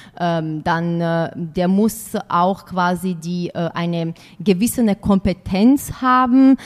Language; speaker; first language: German; non-native, fluent; Italian